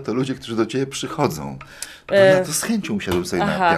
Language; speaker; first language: Polish; native; Polish